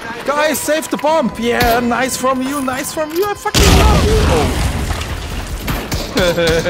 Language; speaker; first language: English; non-native, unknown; German